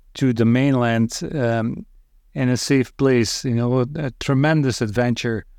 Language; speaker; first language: English; non-native, fluent; Dutch